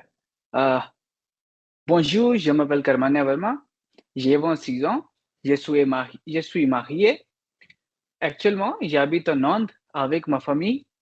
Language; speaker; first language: French; non-native, learner; Hindi